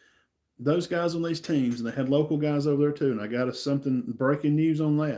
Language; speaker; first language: English; native; English